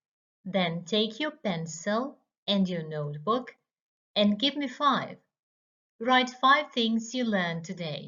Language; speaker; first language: English; non-native, fluent; Croatian